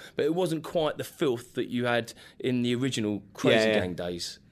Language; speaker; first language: English; native; English